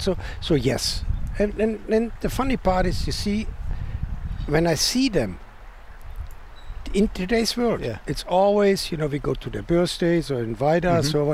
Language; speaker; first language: English; non-native, fluent; German